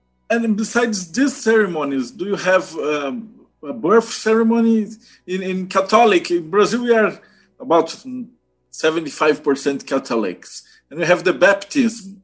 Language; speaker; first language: English; non-native, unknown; Portuguese